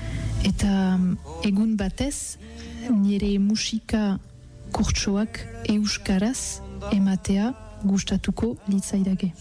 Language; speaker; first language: Basque; non-native, learner; French